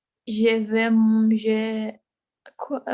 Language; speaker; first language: French; non-native, learner; Portuguese